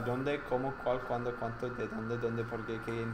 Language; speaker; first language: Spanish; non-native, fluent; English